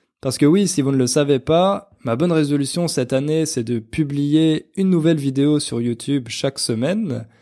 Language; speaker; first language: French; native; French